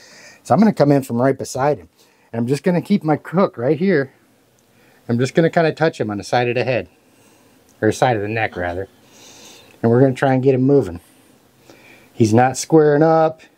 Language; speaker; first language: English; native; English